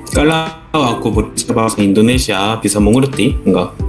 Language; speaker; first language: Indonesian; non-native, learner; Korean